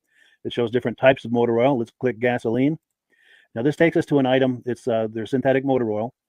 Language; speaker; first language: English; native; English